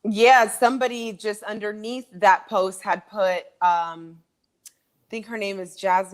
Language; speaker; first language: English; native; English